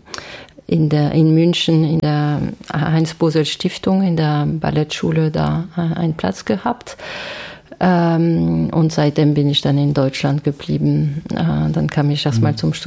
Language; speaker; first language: German; non-native, fluent; French